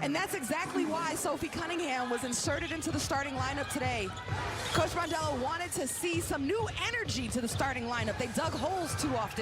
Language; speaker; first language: English; native; English